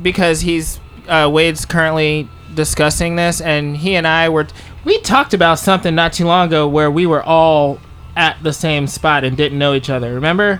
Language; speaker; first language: English; non-native, fluent; French